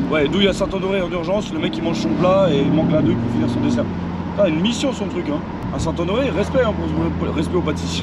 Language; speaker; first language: French; native; French